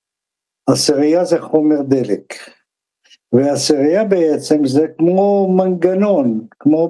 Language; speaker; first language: Hebrew; non-native, fluent; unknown